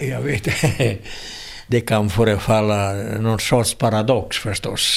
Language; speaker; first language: Swedish; non-native, fluent; Italian